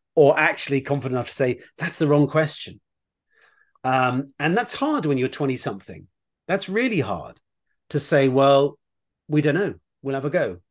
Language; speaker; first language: English; native; English